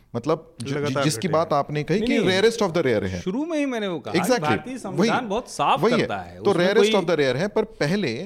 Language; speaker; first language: Hindi; non-native, local second language; Marathi